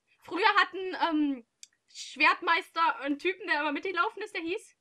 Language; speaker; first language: German; native; German